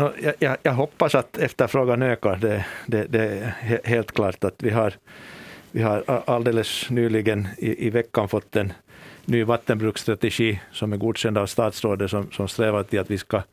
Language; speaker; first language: Swedish; native; Swedish